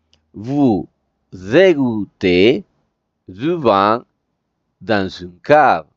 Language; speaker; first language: French; non-native, fluent; Spanish